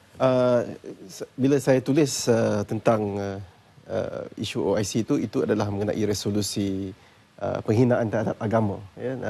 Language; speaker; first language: Malay; native; Malay